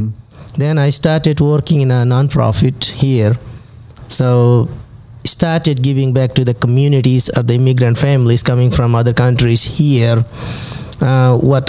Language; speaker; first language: English; non-native, local second language; Nepali